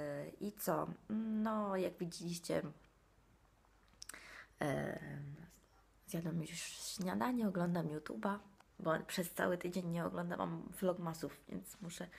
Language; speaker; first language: Polish; non-native, fluent; Italian